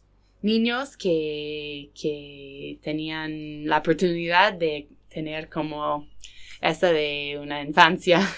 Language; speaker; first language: Spanish; non-native, fluent; English